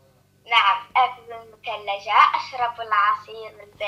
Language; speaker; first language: Arabic; non-native, learner; French